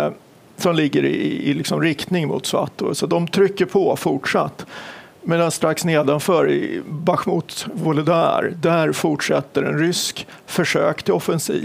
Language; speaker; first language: Swedish; native; Swedish